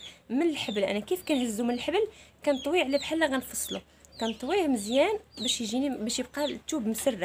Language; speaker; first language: Arabic; native; Arabic